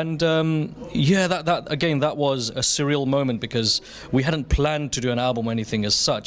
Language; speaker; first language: English; early bilingual, other home language; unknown